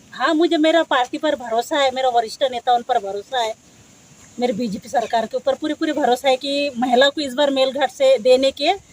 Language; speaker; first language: Hindi; non-native, local second language; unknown